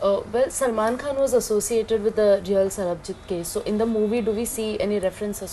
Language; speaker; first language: English; non-native, local second language; Hindi